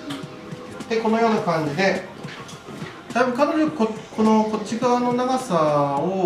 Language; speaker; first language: Japanese; native; Japanese